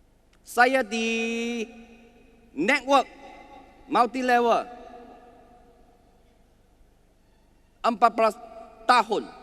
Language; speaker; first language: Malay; non-native, learner; Chinese